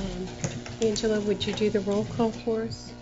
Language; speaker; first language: English; native; English